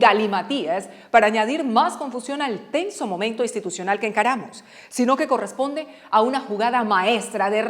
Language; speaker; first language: Spanish; native; Spanish